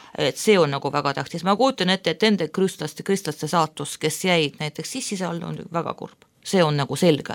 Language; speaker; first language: Estonian; non-native, local second language; Russian